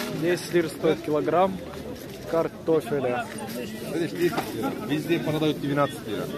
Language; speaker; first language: Russian; non-native, learner; Turkish